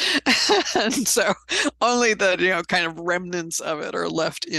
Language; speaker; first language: English; native; English